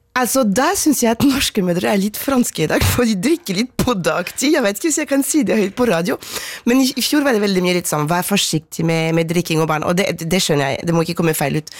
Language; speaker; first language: Norwegian; non-native, fluent; French